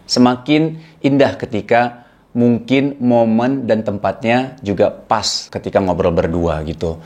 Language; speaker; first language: Indonesian; native; Indonesian